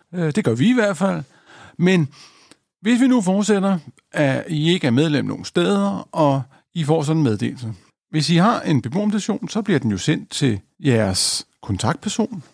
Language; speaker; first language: Danish; native; Danish